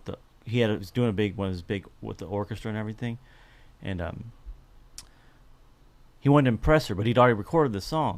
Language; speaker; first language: English; native; English